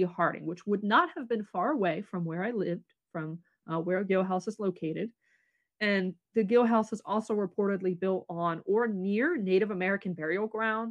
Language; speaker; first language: English; native; English